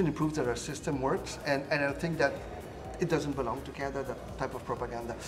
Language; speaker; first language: English; non-native, fluent; Spanish